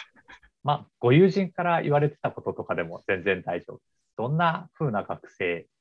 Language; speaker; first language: Japanese; native; Japanese